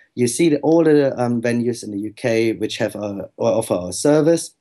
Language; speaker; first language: English; non-native, fluent; German